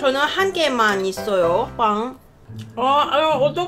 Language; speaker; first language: Korean; non-native, learner; Cantonese